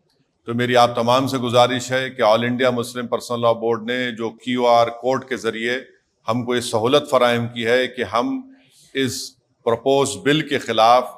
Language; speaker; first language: Hindi; native; Hindi